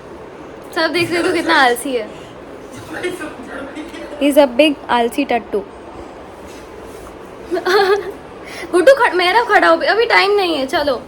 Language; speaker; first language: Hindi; native; Hindi